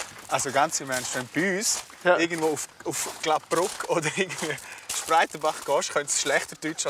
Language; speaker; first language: German; native; German